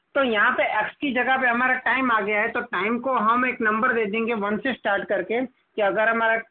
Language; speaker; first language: Hindi; non-native, local second language; Gujarati